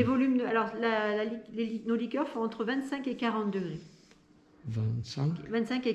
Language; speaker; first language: French; native; French